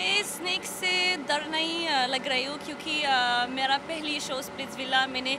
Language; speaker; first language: Hindi; non-native, learner; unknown